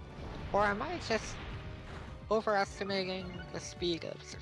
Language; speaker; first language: English; native; English